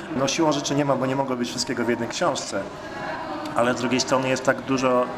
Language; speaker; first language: Polish; native; Polish